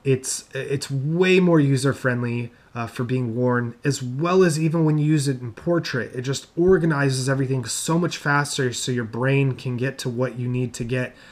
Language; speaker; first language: English; native; English